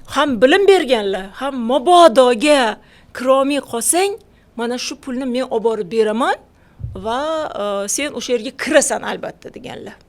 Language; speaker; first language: Uzbek; non-native, local second language; Russian